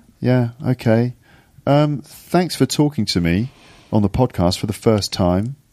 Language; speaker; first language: English; native; English